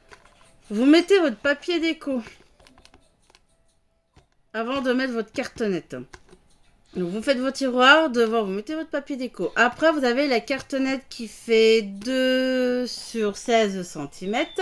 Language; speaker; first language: French; native; French